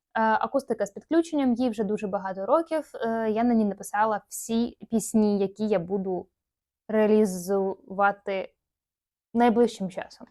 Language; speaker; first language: Ukrainian; non-native, local second language; Russian